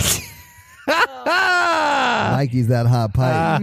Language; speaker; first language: English; native; English